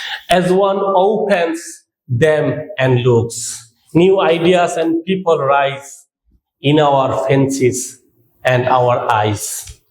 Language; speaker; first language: English; non-native, local second language; Bangla